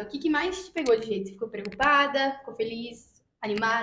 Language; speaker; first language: Portuguese; native; Portuguese